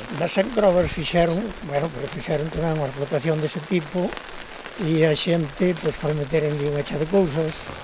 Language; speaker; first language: Galician; native; Galician